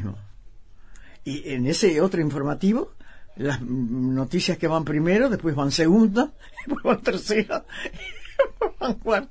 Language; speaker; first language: Spanish; native; Spanish